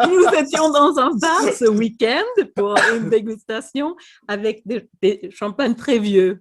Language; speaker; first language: French; non-native, fluent; Swedish